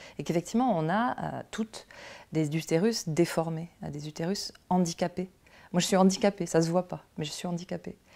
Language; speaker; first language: French; native; French